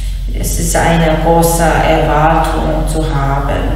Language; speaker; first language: German; non-native, learner; English